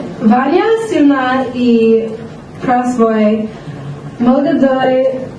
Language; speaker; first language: Russian; non-native, learner; English